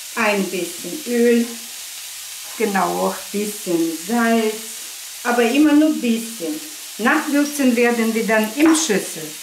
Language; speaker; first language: German; non-native, fluent; Russian